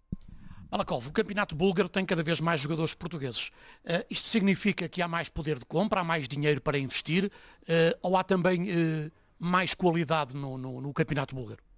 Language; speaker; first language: Portuguese; native; Portuguese